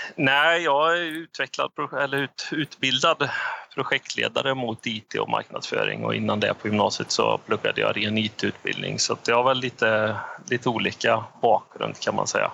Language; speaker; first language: Swedish; native; Swedish